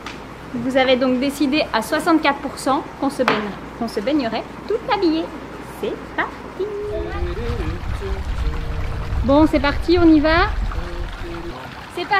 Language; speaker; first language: French; native; French